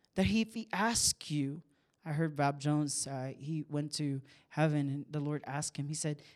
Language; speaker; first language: English; non-native, local second language; Filipino